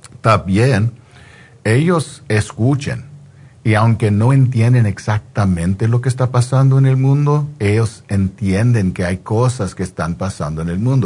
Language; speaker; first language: Spanish; non-native, fluent; English